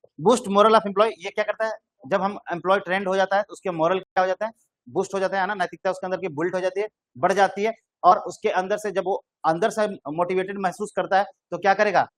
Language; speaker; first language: Hindi; native; Hindi